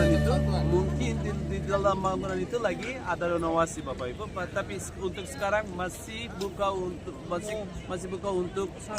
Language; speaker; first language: Indonesian; non-native, fluent; Turkish